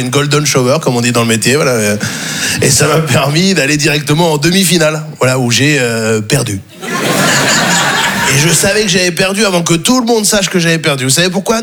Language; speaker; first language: French; native; French